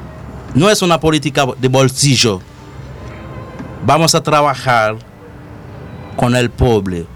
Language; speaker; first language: Spanish; non-native, learner; Haitian Creole